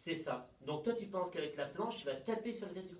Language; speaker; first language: French; native; French